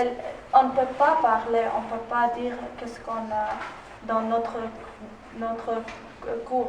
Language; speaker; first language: French; non-native, learner; Arabic